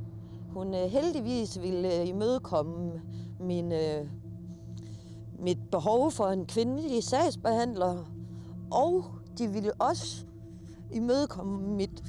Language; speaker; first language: Danish; native; Danish